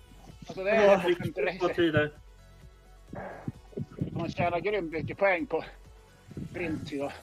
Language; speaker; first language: Swedish; native; Swedish